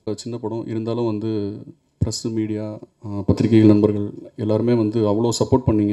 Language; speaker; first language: Tamil; native; Tamil